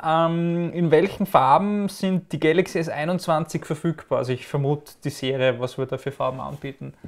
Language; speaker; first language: German; native; German